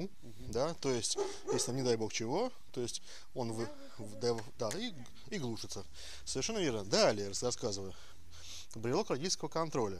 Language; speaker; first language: Russian; native; Russian